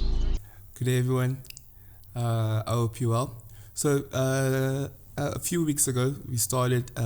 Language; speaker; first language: English; non-native, local second language; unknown